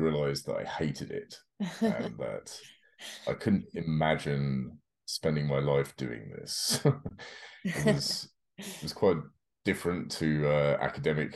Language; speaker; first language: English; native; English